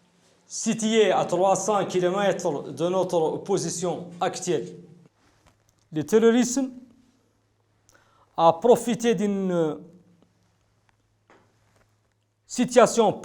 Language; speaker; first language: French; non-native, local second language; Arabic